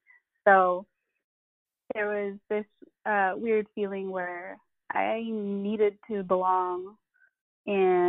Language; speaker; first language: English; non-native, local second language; Filipino